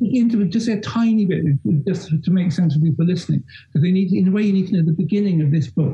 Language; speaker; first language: English; native; English